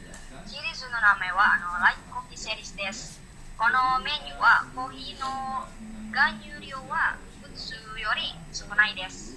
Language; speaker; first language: Japanese; non-native, learner; Indonesian